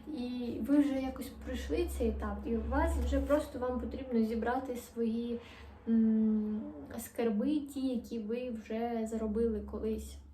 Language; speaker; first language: Ukrainian; non-native, local second language; Russian